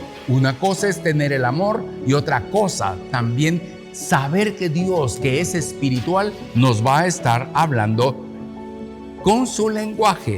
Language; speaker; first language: Spanish; native; Spanish